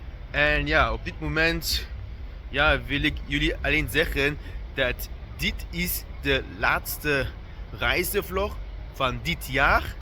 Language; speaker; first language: Dutch; non-native, learner; Luxembourgish